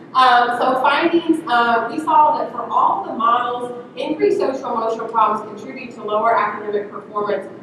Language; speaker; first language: English; native; English